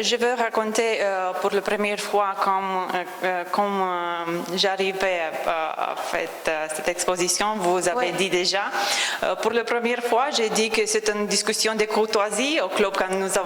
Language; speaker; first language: French; non-native, fluent; Romanian